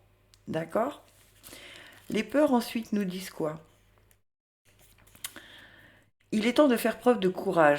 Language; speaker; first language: French; native; French